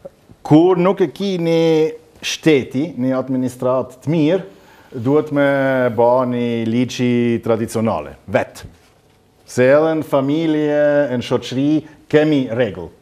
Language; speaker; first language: Albanian; non-native, learner; German